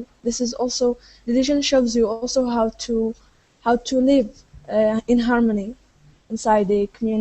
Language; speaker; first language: English; non-native, fluent; Arabic